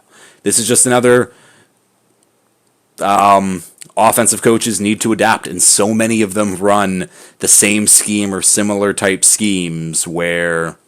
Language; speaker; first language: English; native; English